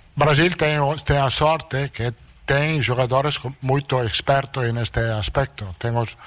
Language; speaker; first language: Portuguese; non-native, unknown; Italian